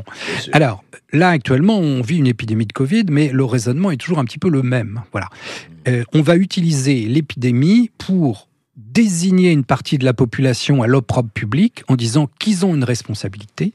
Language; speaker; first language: French; native; French